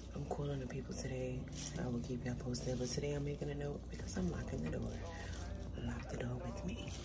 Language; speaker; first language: English; native; English